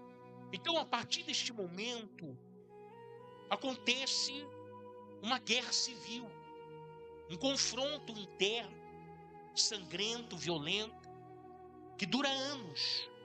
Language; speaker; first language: Portuguese; native; Portuguese